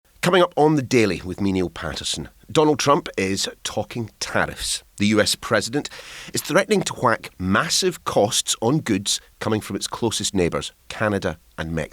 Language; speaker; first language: English; native; English